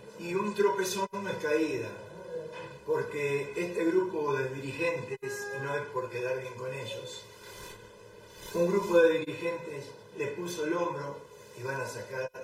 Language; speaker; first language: Spanish; native; Spanish